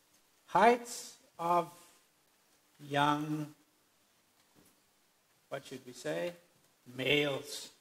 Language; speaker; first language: English; non-native, fluent; Danish